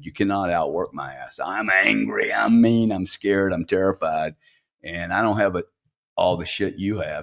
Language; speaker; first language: English; native; English